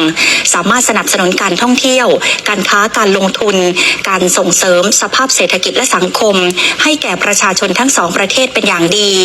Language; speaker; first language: Thai; native; Thai